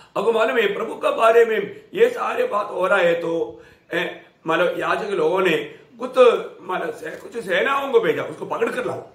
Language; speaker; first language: Hindi; non-native, local second language; Malayalam